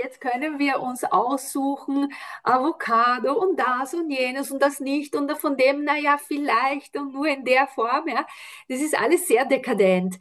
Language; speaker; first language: German; non-native, fluent; Italian